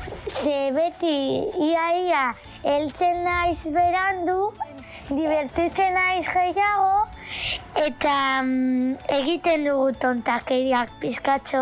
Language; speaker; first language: Basque; non-native, local second language; Spanish